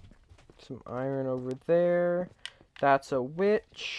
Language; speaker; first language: English; native; English